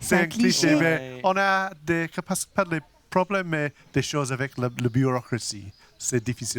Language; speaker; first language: French; non-native, learner; English